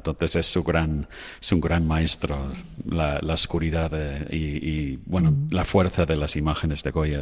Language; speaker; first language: Spanish; non-native, fluent; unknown